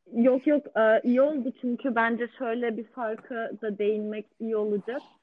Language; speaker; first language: Turkish; native; Turkish